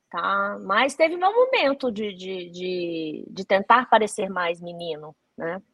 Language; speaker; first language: Portuguese; early bilingual, other home language; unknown